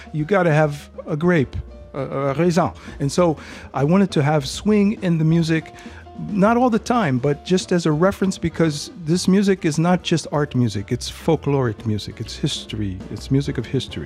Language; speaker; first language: English; native; English